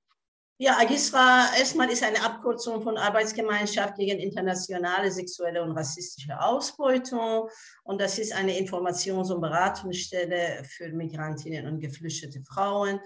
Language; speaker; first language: German; non-native, fluent; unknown